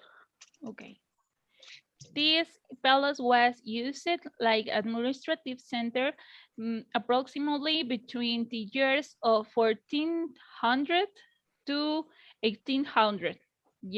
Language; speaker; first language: English; non-native, learner; Spanish